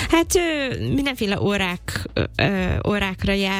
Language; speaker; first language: Hungarian; non-native, fluent; English